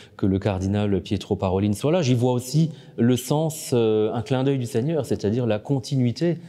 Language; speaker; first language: French; native; French